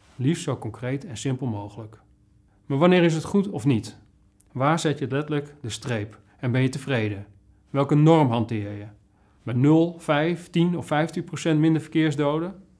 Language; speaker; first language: Dutch; native; Dutch